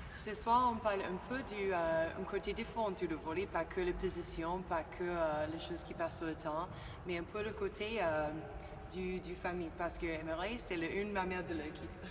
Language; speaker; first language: French; non-native, learner; English